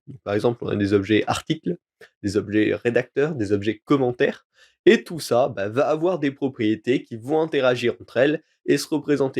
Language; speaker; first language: French; native; French